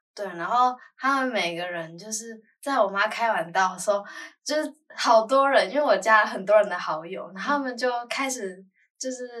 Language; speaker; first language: Chinese; native; Chinese